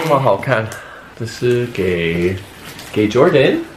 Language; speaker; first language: Chinese; non-native, fluent; English